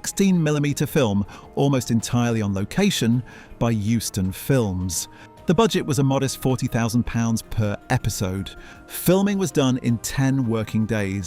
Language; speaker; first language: English; native; English